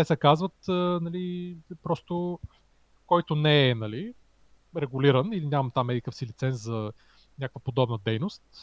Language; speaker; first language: Bulgarian; native; Bulgarian